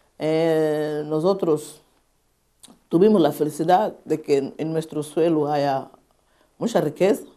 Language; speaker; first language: Spanish; non-native, fluent; Portuguese